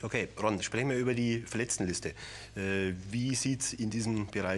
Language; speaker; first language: German; native; German